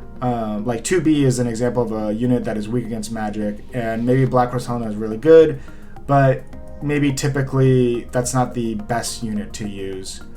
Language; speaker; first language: English; native; English